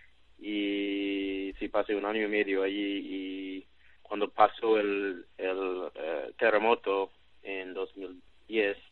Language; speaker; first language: Spanish; non-native, learner; English